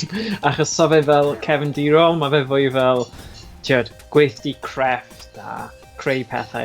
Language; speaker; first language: Welsh; native; Welsh